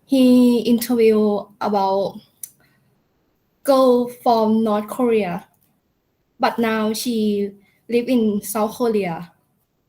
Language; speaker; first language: English; non-native, learner; Thai